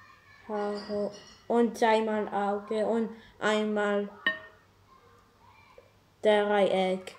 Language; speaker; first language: German; non-native, learner; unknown